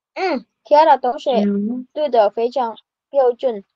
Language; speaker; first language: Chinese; non-native, fluent; Indonesian